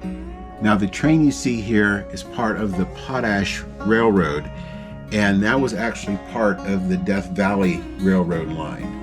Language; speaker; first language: English; native; English